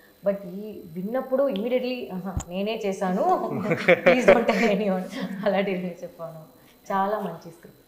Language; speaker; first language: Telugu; non-native, learner; Tamil